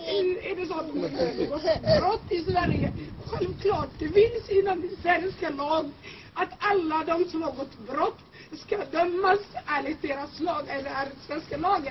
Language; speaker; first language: Swedish; non-native, fluent; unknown